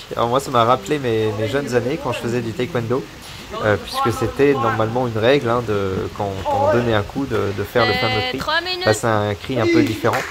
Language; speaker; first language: French; native; French